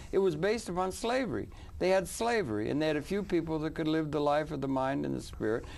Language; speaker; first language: English; native; English